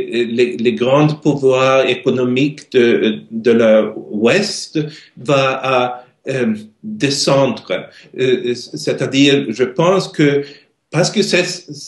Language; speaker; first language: French; non-native, learner; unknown